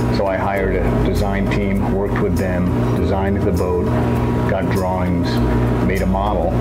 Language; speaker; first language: English; native; English